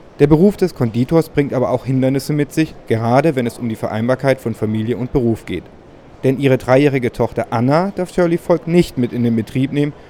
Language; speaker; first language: German; native; German